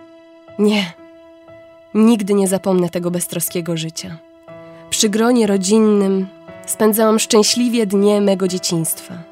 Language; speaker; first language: Polish; native; Polish